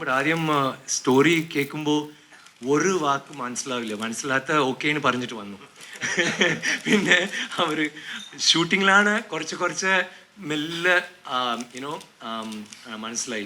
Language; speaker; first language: Malayalam; non-native, learner; Tamil